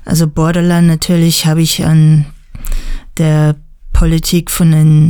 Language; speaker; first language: German; non-native, learner; English